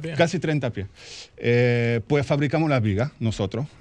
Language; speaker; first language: Spanish; early bilingual, heritage; Spanish